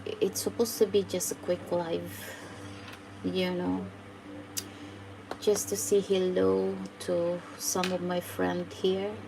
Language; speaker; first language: English; non-native, fluent; Filipino